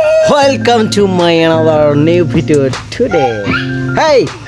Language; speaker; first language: English; non-native, learner; Bangla